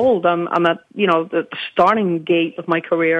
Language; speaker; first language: English; native; English